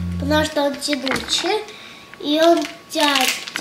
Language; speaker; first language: Russian; early bilingual, heritage; Russian